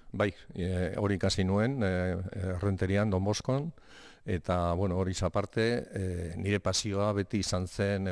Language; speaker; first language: Basque; non-native, local second language; Spanish